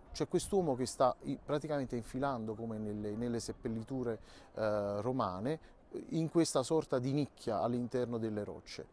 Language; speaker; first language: Italian; native; Italian